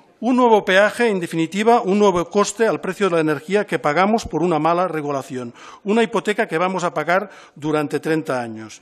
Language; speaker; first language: Spanish; non-native, local second language; Catalan